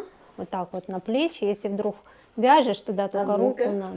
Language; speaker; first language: Russian; native; Russian